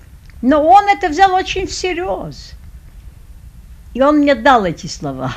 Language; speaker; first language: Russian; early bilingual, heritage; Russian